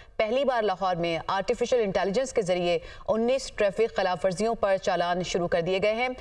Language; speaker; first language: Urdu; native; Urdu